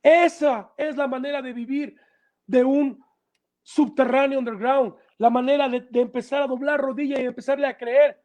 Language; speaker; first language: Spanish; native; Spanish